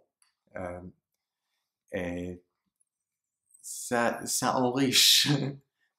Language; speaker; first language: French; non-native, learner; English